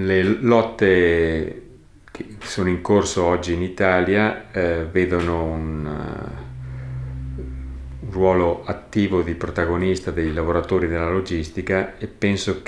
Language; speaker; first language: Italian; native; Italian